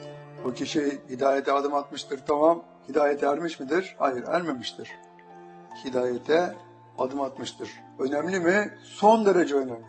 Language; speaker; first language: Turkish; native; Turkish